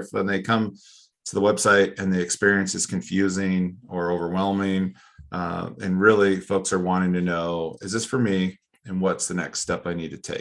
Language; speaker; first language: English; native; English